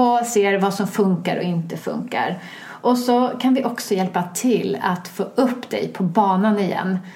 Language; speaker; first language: Swedish; native; Swedish